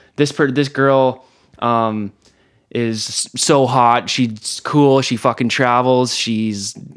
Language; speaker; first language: English; native; English